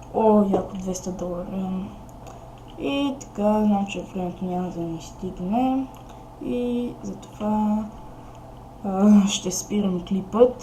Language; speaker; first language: Bulgarian; native; Bulgarian